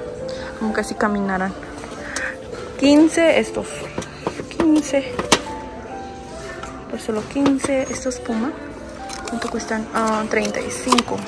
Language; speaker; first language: Spanish; native; Spanish